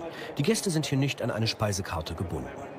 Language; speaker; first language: German; native; German